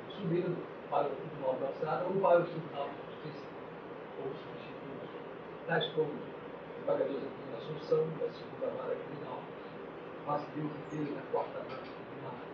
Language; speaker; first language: Portuguese; native; Portuguese